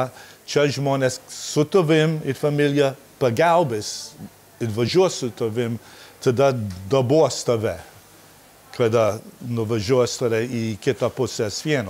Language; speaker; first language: Lithuanian; early bilingual, heritage; Lithuanian